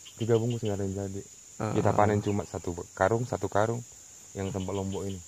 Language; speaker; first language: Indonesian; native; Indonesian